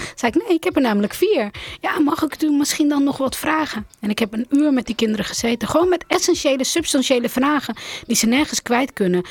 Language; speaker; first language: Dutch; early bilingual, other home language; Central Kurdish